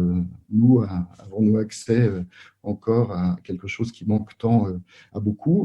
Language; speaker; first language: French; native; French